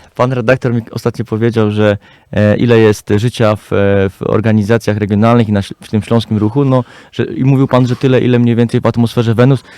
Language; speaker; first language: Polish; native; Polish